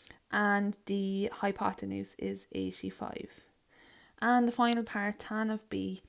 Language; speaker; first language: English; native; English